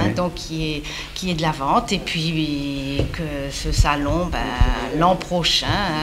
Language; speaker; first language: French; native; French